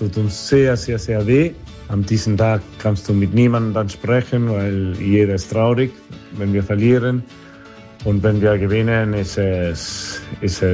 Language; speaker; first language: German; non-native, fluent; Spanish